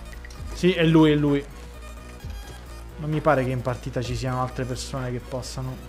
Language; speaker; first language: Italian; native; Italian